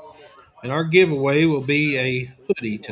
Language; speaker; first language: English; native; English